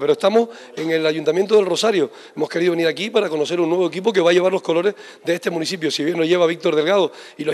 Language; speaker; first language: Spanish; native; Spanish